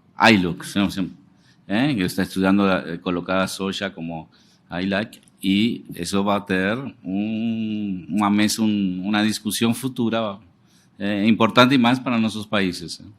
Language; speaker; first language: Portuguese; non-native, learner; Spanish